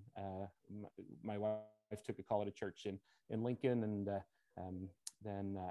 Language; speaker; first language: English; native; English